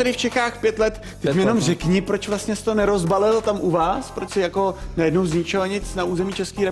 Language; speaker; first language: Czech; native; Czech